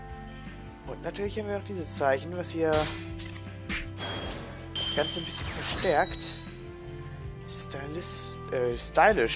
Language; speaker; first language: German; native; German